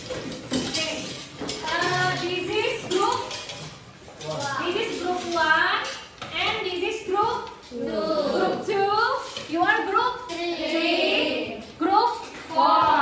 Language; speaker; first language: English; non-native, local second language; Indonesian